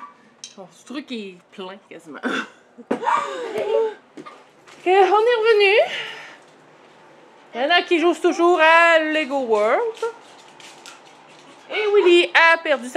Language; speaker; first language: French; native; French